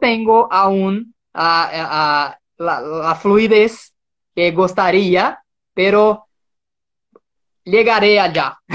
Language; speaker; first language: Spanish; non-native, fluent; Portuguese